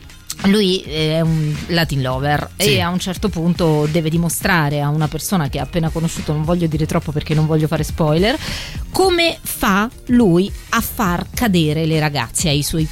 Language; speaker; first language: Italian; native; Italian